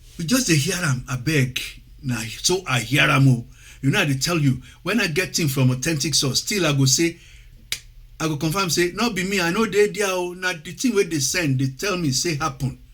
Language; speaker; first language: Nigerian Pidgin; non-native, local second language; Yoruba